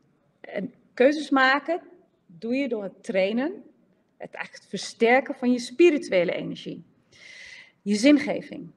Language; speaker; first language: Dutch; native; Dutch